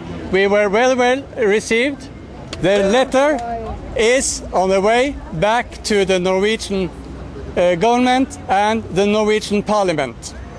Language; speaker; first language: English; non-native, fluent; Norwegian